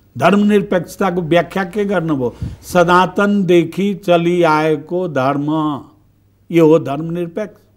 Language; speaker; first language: Nepali; non-native, local second language; Bhojpuri